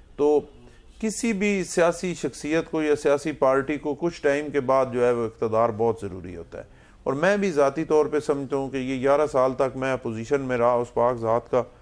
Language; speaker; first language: Urdu; non-native, local second language; Punjabi